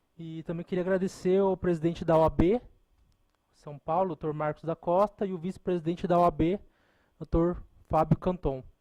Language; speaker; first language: Portuguese; native; Portuguese